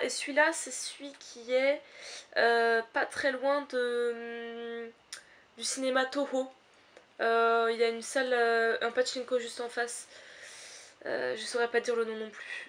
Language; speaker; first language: French; native; French